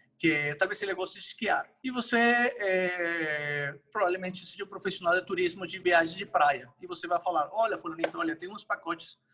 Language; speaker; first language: Portuguese; non-native, fluent; Spanish